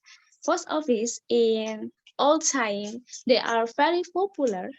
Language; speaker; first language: English; non-native, learner; Indonesian